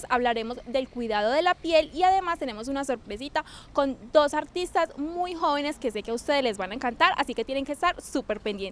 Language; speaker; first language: Spanish; native; Spanish